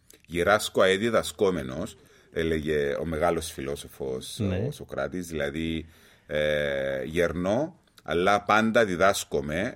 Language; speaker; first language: Greek; native; Greek